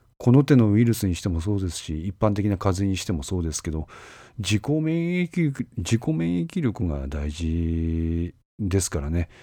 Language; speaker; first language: Japanese; native; Japanese